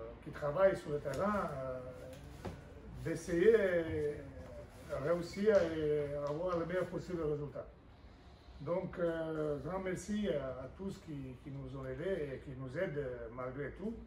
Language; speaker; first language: French; non-native, fluent; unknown